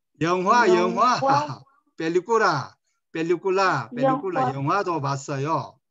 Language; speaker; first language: Korean; non-native, fluent; Spanish